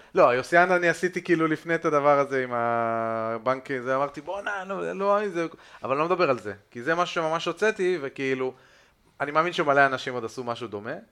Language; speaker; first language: Hebrew; native; Hebrew